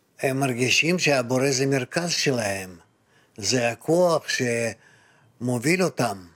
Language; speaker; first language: Hebrew; non-native, fluent; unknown